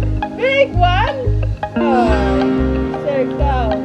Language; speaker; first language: English; non-native, learner; Filipino